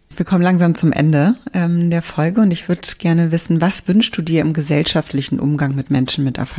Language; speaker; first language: German; native; German